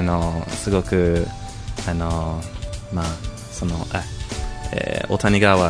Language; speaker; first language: Japanese; non-native, fluent; English